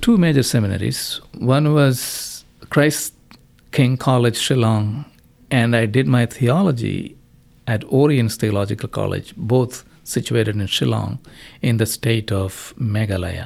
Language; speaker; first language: English; non-native, local second language; Malayalam